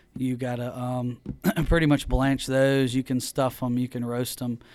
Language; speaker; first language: English; native; English